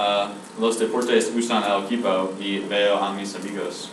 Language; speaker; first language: Spanish; non-native, learner; English